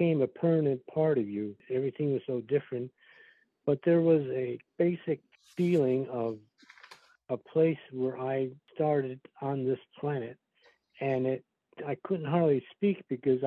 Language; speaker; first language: English; early bilingual, other home language; Slovak